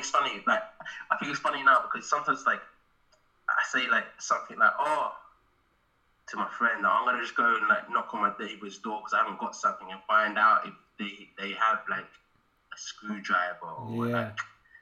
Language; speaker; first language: English; native; English